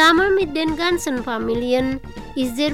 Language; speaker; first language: German; non-native, learner; Indonesian